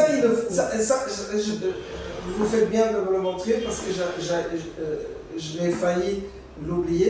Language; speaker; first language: French; native; French